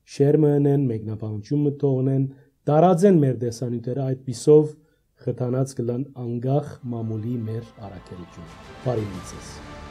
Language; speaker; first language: Armenian; early bilingual, heritage; Armenian